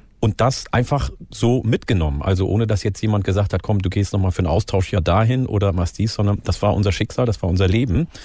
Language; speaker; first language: German; early bilingual, other home language; Oromo